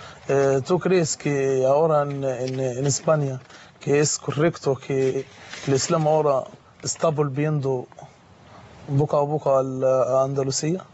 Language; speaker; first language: Spanish; non-native, fluent; Arabic